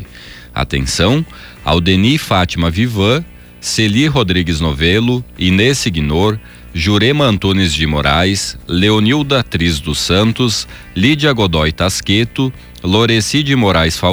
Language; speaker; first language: Portuguese; native; Portuguese